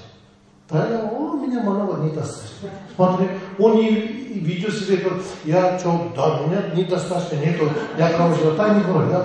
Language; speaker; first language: Russian; non-native, learner; Tibetan